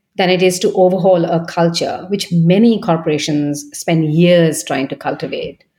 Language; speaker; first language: English; non-native, local second language; Bangla